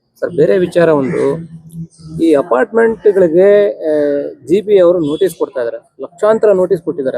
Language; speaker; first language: Kannada; native; Kannada